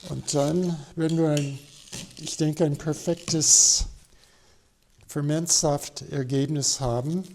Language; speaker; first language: German; non-native, fluent; English